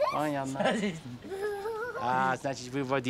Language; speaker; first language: Russian; non-native, fluent; Dutch